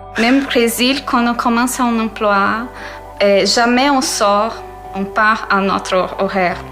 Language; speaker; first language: French; non-native, learner; Portuguese